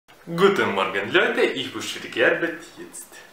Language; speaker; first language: German; non-native, learner; Russian